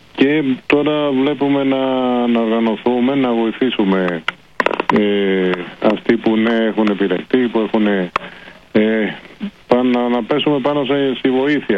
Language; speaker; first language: Greek; early bilingual, heritage; Greek